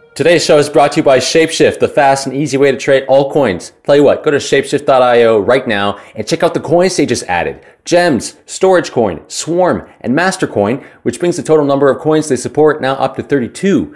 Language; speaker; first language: English; native; English